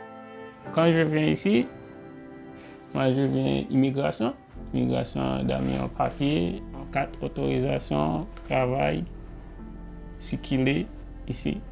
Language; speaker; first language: French; non-native, learner; Haitian Creole